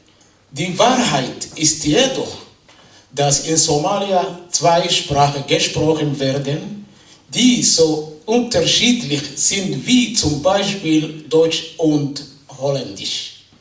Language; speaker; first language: German; non-native, fluent; Somali